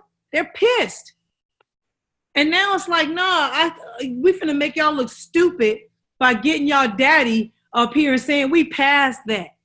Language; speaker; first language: English; native; English